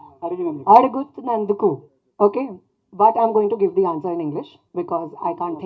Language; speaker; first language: Telugu; non-native, fluent; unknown